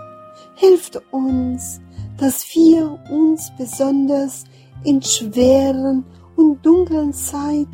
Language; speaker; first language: German; non-native, fluent; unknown